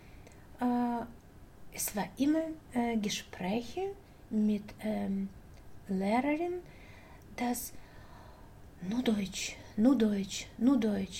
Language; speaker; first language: German; non-native, learner; Russian